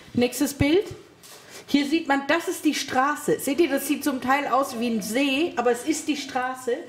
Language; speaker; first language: German; native; German